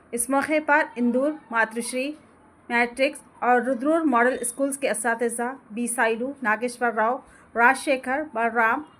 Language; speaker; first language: Urdu; native; Urdu